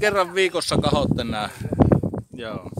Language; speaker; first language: Finnish; native; Finnish